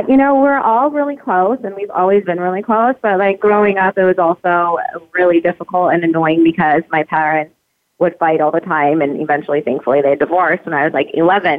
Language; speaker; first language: English; native; English